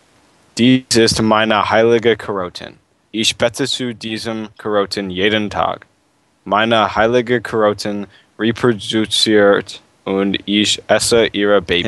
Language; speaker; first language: German; non-native, learner; English